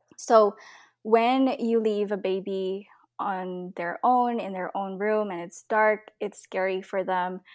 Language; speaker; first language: English; non-native, local second language; Filipino